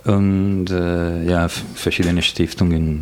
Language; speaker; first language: German; non-native, fluent; Italian